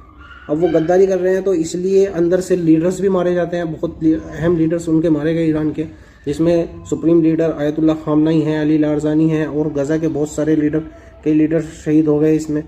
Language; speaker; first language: Hindi; native; Hindi